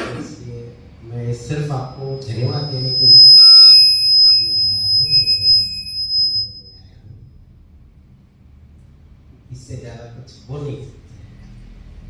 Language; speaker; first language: Hindi; non-native, local second language; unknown